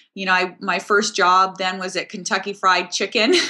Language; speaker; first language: English; native; English